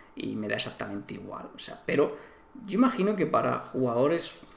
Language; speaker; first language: Spanish; native; Spanish